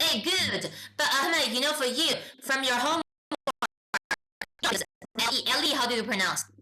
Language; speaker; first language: English; non-native, fluent; Chinese